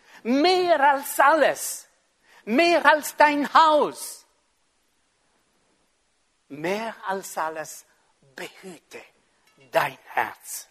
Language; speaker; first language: German; non-native, fluent; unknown